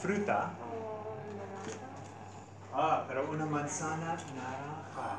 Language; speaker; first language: Spanish; non-native, fluent; English